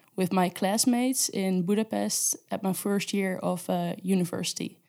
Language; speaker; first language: English; non-native, fluent; Dutch